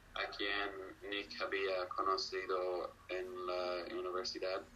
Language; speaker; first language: Spanish; non-native, learner; English